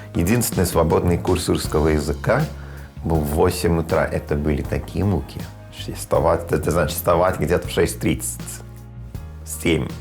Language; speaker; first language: Russian; non-native, fluent; English